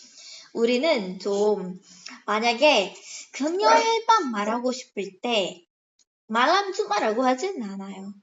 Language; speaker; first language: Korean; non-native, fluent; Indonesian